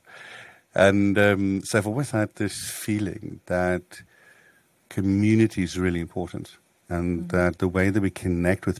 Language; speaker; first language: English; native; English